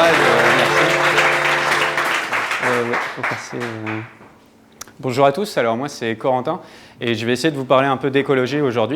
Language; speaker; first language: French; native; French